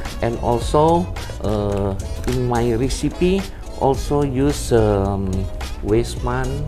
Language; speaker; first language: English; non-native, learner; Indonesian